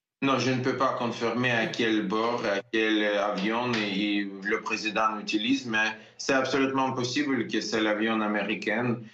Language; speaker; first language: French; non-native, learner; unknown